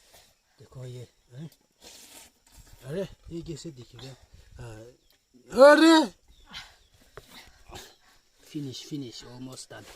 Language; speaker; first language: Hindi; non-native, local second language; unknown